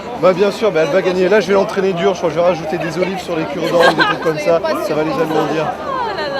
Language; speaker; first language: French; native; French